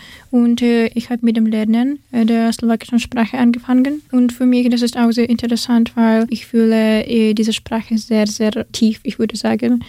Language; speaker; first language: German; non-native, learner; Ukrainian